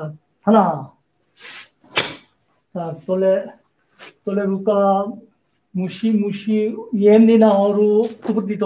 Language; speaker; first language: Czech; non-native, learner; Korean